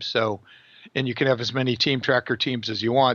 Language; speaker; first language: English; native; English